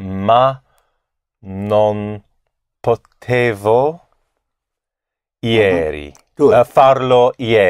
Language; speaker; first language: Italian; non-native, learner; English